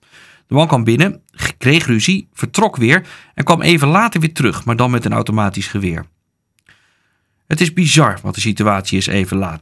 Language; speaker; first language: Dutch; native; Dutch